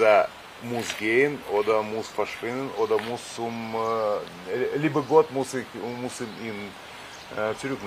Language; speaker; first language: German; non-native, fluent; Russian